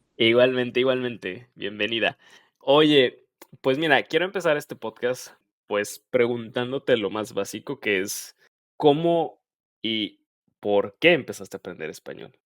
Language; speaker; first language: Spanish; native; Spanish